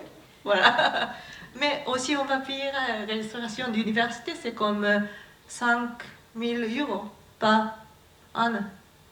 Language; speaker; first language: French; non-native, learner; Japanese